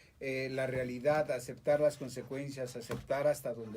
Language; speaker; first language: Spanish; native; Spanish